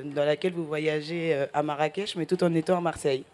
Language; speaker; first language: French; early bilingual, other home language; Spanish